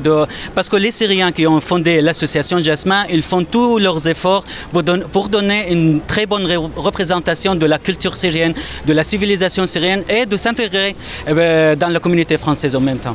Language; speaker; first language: French; non-native, fluent; Arabic